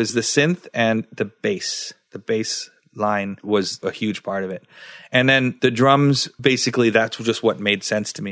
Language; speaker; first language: English; early bilingual, other home language; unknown